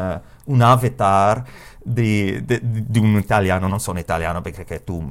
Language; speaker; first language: Italian; non-native, learner; English